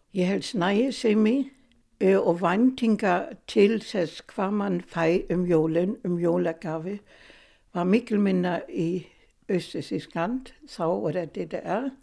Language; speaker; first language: Icelandic; non-native, fluent; German